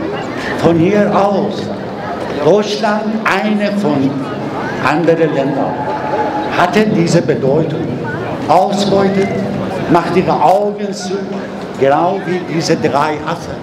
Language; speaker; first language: German; non-native, learner; Persian